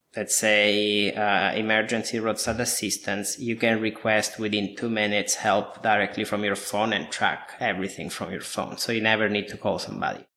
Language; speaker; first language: English; non-native, fluent; Italian